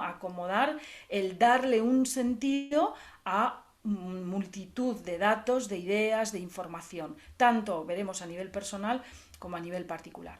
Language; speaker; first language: Spanish; native; Spanish